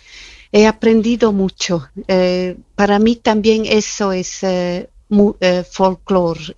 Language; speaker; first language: Spanish; non-native, fluent; German